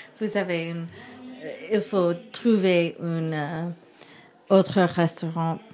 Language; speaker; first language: French; non-native, learner; English